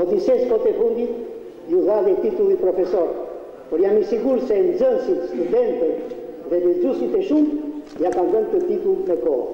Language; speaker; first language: Albanian; native; Albanian